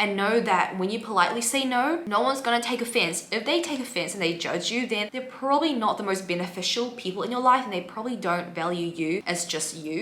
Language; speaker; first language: English; native; English